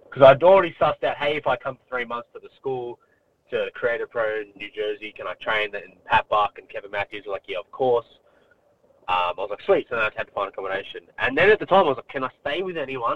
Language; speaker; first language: English; native; English